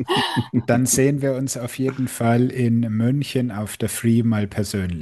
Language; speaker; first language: German; native; German